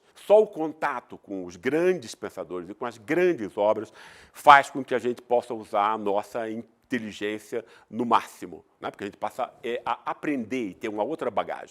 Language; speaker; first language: Portuguese; native; Portuguese